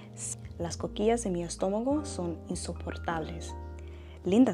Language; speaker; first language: Spanish; non-native, fluent; English